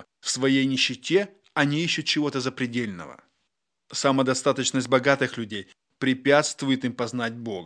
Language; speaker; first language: Russian; native; Russian